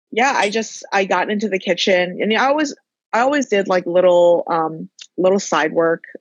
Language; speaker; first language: English; native; English